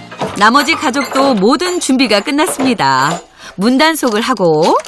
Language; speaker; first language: Korean; native; Korean